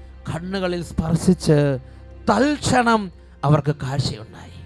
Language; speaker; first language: Malayalam; native; Malayalam